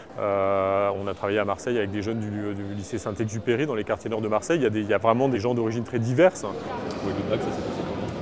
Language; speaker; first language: French; native; French